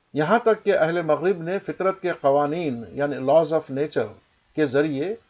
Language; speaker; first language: Urdu; native; Urdu